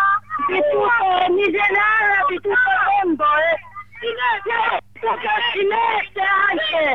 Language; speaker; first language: Italian; non-native, learner; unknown